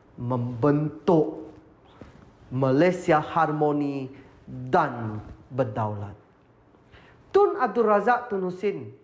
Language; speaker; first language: Malay; non-native, local second language; Iban